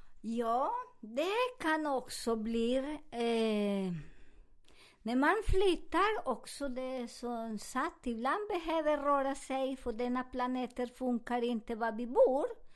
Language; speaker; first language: Swedish; non-native, learner; Spanish